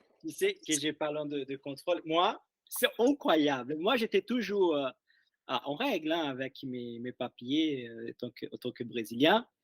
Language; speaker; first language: French; non-native, fluent; Portuguese